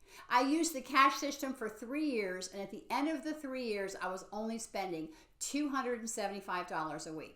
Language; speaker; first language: English; native; English